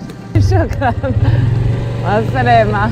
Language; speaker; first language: Arabic; non-native, learner; English